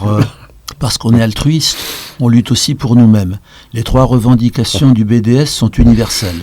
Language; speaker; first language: French; native; French